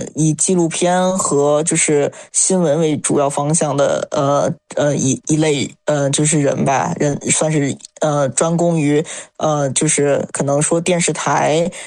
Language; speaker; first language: Chinese; native; Chinese